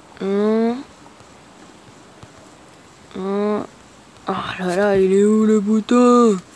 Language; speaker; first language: French; native; French